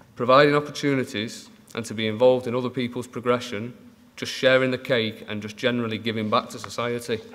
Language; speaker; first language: English; native; English